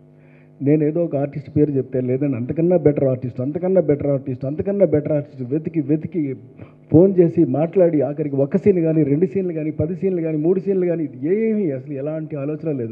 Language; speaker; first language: Telugu; native; Telugu